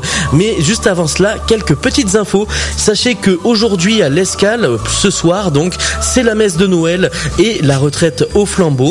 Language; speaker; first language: French; native; French